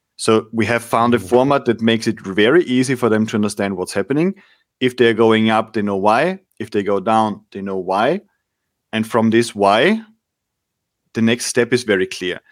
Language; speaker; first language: English; non-native, fluent; German